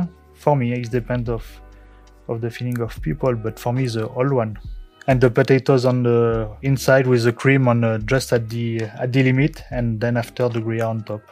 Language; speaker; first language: English; non-native, learner; French